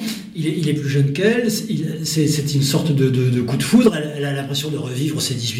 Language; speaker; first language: French; native; French